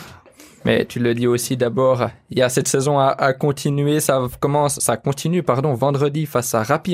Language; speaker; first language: French; native; French